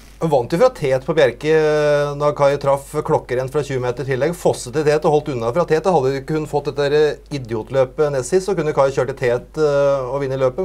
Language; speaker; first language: Norwegian; native; Norwegian